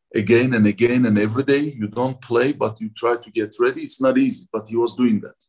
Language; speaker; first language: English; non-native, fluent; Turkish